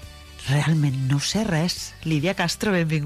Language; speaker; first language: Catalan; native; Catalan